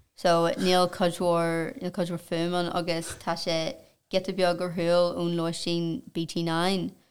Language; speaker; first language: Irish; non-native, local second language; English